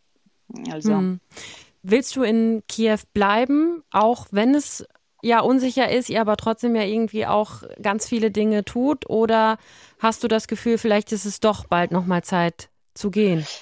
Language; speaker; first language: German; native; German